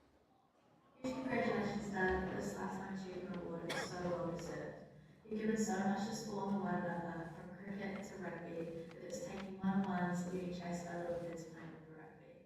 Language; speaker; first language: English; native; English